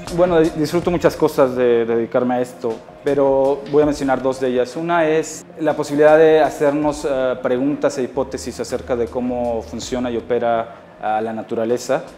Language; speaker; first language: Spanish; native; Spanish